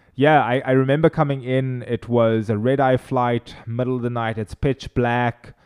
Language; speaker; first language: English; non-native, local second language; Afrikaans